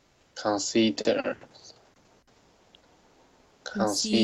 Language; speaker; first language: English; non-native, learner; Chinese